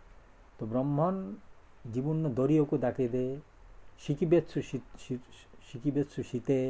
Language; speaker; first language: Japanese; non-native, fluent; Bangla